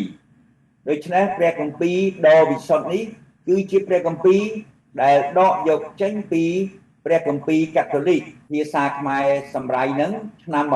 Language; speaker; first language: Khmer; native; Khmer